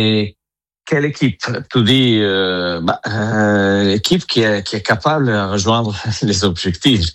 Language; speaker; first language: French; non-native, fluent; Italian